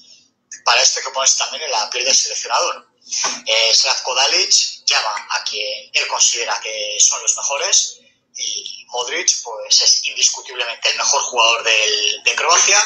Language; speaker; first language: Spanish; native; Spanish